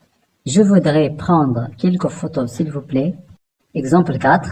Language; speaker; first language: French; non-native, local second language; Arabic